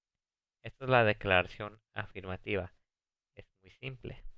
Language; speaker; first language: Spanish; early bilingual, heritage; Spanish